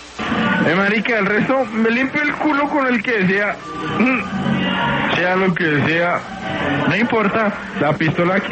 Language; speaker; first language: Spanish; native; Spanish